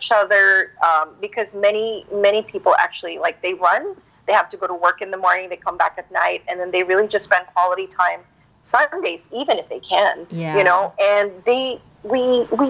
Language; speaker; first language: English; non-native, local second language; Filipino